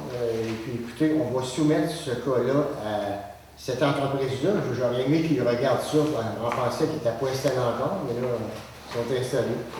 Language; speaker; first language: French; native; French